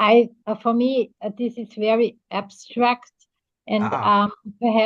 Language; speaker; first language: English; non-native, fluent; German